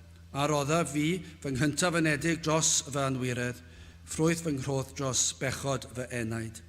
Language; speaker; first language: Welsh; native; Welsh